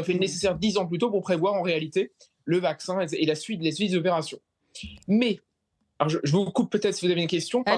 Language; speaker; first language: French; native; French